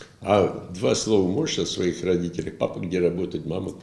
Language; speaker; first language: Russian; native; Russian